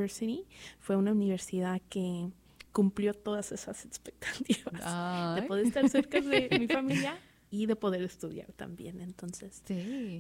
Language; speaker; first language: Spanish; early bilingual, heritage; Spanish